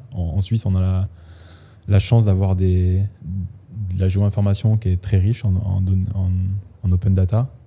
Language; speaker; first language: French; native; French